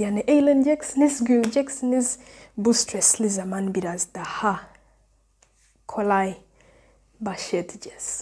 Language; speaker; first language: Turkish; non-native, learner; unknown